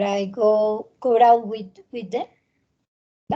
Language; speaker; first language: English; non-native, learner; Spanish